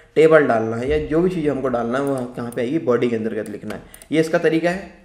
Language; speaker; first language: Hindi; native; Hindi